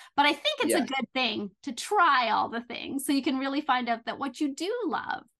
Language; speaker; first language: English; native; English